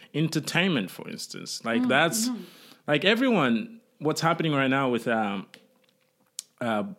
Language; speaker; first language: English; non-native, local second language; Kinyarwanda